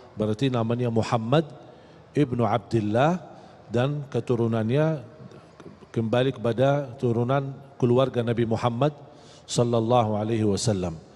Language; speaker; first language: Malay; non-native, fluent; Arabic